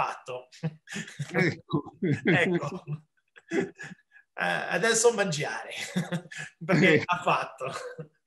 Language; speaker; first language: Italian; early bilingual, heritage; English